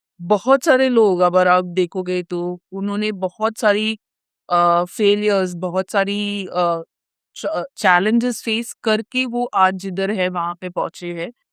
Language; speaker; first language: Hindi; non-native, local second language; Malayalam